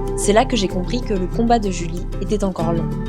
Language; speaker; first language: French; native; French